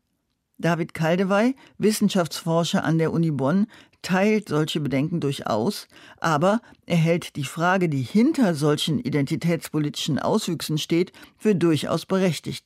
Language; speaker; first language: German; native; German